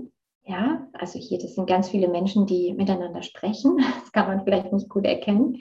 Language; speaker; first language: German; native; German